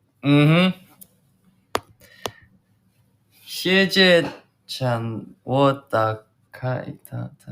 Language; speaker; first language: Chinese; non-native, learner; Korean